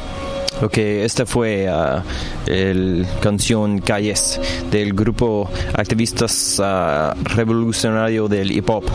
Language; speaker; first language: Spanish; non-native, learner; English